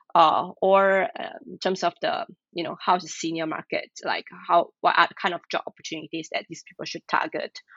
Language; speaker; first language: English; non-native, local second language; Chinese